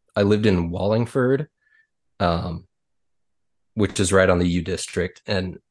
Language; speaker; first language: English; native; English